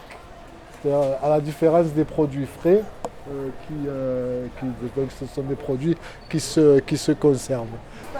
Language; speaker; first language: French; native; French